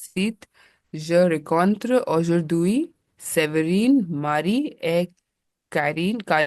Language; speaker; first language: French; non-native, learner; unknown